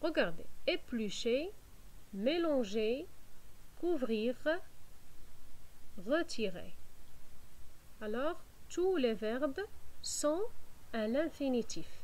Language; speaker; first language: French; non-native, fluent; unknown